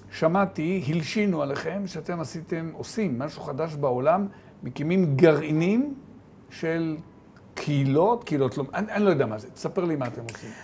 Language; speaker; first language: Hebrew; native; Hebrew